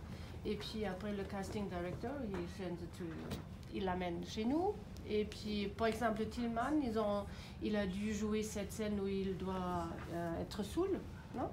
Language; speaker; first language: French; non-native, fluent; German